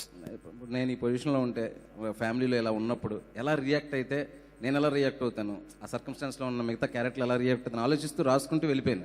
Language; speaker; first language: Telugu; native; Telugu